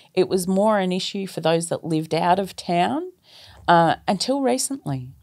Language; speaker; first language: English; native; English